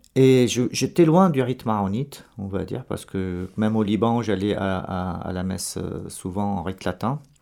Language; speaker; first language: French; non-native, local second language; Arabic